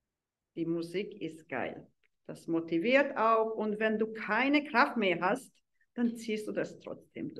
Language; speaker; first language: German; non-native, fluent; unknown